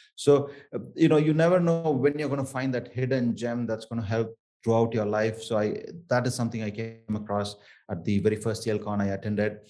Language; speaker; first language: English; non-native, local second language; Tamil